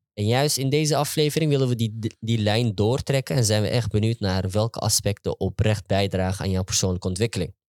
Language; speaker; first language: Dutch; early bilingual, heritage; Turkish